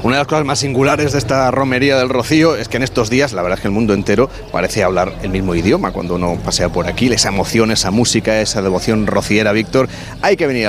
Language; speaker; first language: Spanish; native; Spanish